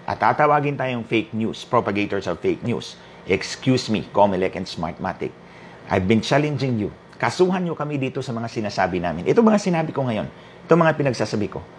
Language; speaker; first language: Filipino; non-native, local second language; Waray